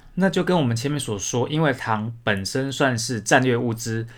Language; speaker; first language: Chinese; native; Chinese